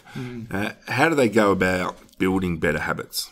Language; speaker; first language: English; native; English